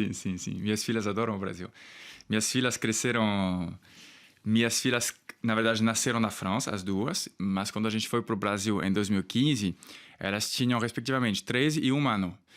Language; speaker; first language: Portuguese; non-native, fluent; French